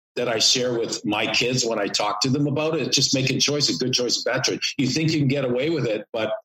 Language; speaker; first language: English; native; English